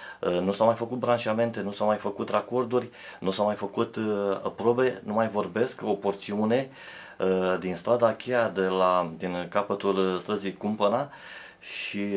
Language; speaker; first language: Romanian; native; Romanian